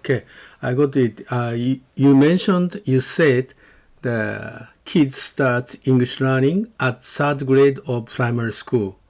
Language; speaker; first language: English; non-native, learner; Japanese